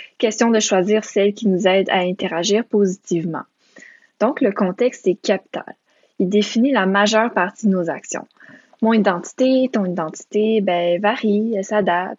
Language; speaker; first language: French; early bilingual, other home language; Romanian